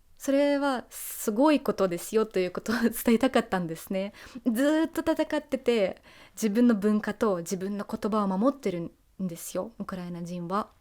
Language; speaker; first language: Japanese; non-native, fluent; Russian